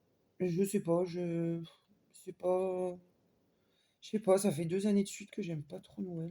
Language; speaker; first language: French; native; French